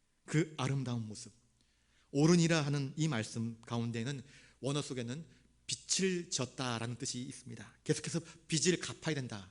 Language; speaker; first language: Korean; native; Korean